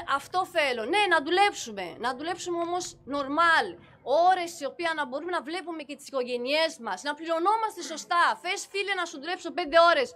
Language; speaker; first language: Greek; non-native, fluent; Romanian